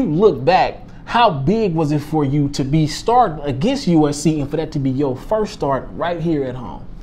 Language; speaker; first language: English; native; English